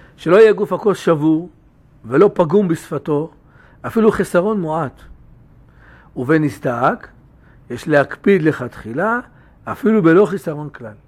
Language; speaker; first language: Hebrew; native; Hebrew